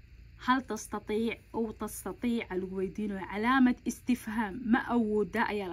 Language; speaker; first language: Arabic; non-native, local second language; Somali